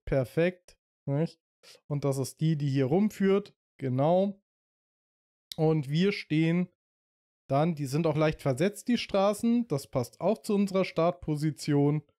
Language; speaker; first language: German; native; German